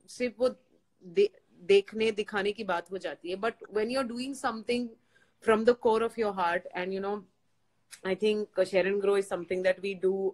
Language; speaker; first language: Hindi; non-native, local second language; Marathi